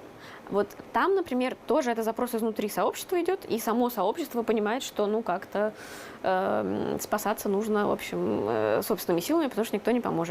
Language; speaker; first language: Russian; native; Russian